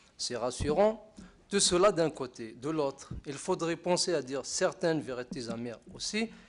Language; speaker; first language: French; non-native, local second language; Arabic